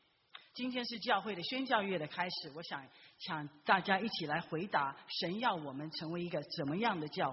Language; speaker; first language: Chinese; native; Chinese